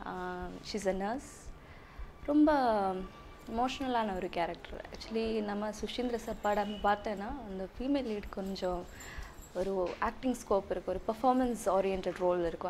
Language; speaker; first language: Tamil; non-native, learner; English